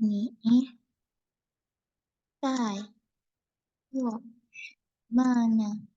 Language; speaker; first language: Chinese; non-native, fluent; Indonesian